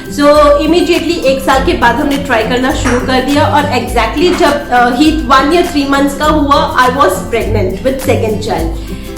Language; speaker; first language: Hindi; non-native, local second language; Gujarati